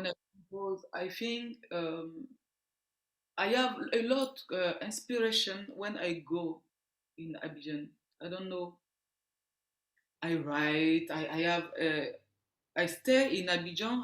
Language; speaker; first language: English; non-native, learner; French